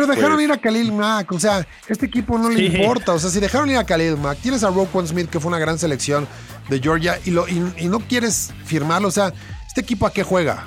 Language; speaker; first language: Spanish; native; Spanish